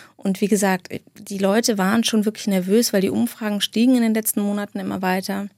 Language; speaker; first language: German; native; German